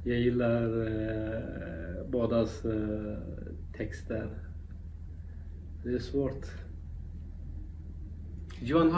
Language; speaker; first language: Swedish; non-native, local second language; Kurdish